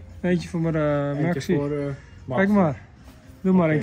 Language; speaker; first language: Dutch; native; Dutch